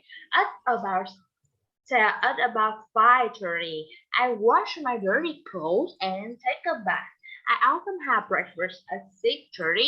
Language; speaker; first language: English; non-native, fluent; Vietnamese